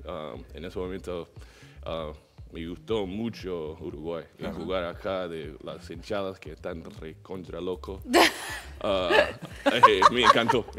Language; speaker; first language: Spanish; non-native, learner; English